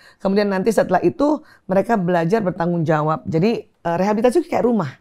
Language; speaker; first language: Indonesian; native; Indonesian